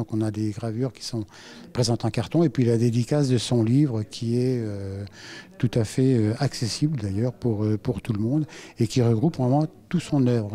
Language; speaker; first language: French; native; French